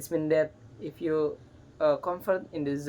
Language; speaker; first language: English; non-native, learner; Indonesian